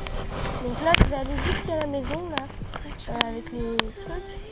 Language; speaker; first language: French; native; French